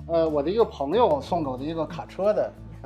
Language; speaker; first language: Chinese; native; Chinese